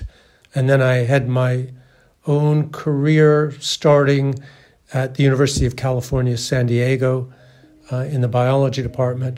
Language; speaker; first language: English; native; English